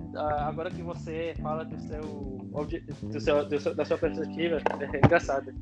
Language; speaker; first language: Portuguese; non-native, fluent; English